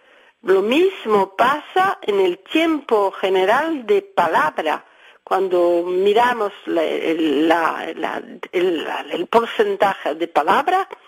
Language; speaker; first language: Spanish; early bilingual, heritage; Spanish